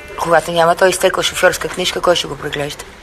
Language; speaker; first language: Bulgarian; native; Bulgarian